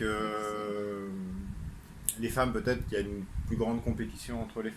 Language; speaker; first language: French; native; French